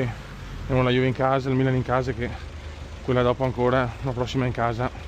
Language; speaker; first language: Italian; native; Italian